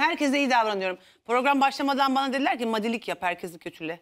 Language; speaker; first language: Turkish; native; Turkish